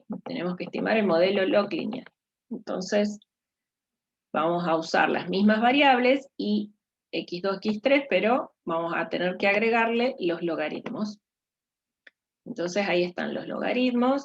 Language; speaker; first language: Spanish; native; Spanish